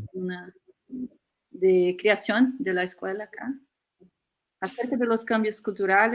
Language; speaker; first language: Spanish; non-native, fluent; Portuguese